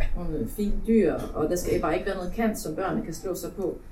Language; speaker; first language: Danish; early bilingual, other home language; Polish